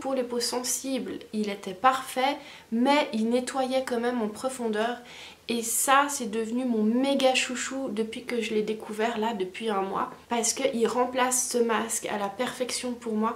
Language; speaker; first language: French; native; French